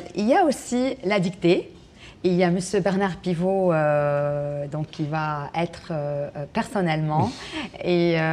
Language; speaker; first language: French; non-native, local second language; Arabic